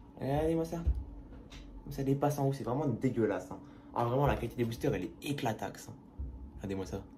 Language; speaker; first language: French; native; French